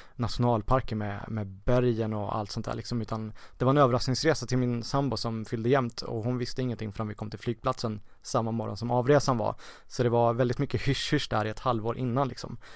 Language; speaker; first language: Swedish; native; Swedish